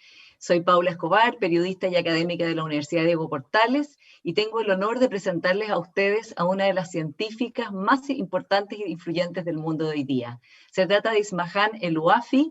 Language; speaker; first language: Spanish; native; Spanish